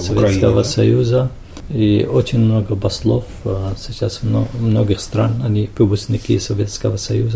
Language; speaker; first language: Russian; non-native, fluent; Arabic